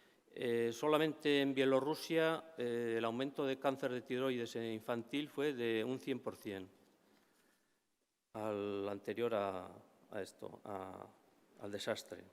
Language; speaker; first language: Spanish; native; Spanish